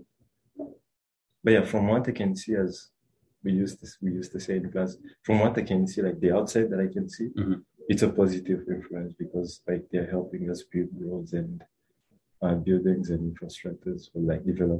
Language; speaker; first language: English; non-native, local second language; Kinyarwanda